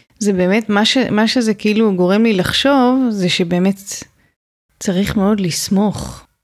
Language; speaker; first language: Hebrew; native; Hebrew